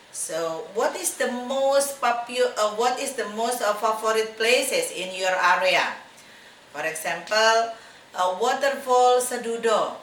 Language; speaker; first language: English; non-native, fluent; Indonesian